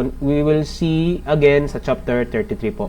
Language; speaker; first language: Korean; non-native, learner; Filipino